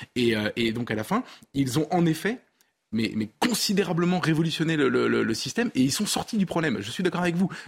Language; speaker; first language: French; native; French